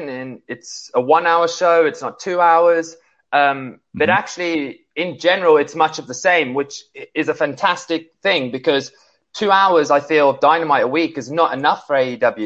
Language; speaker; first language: English; native; English